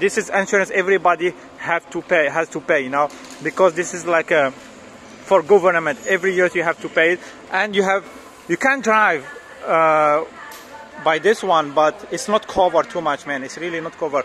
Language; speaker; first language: English; non-native, learner; French